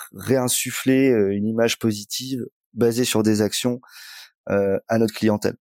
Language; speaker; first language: French; native; French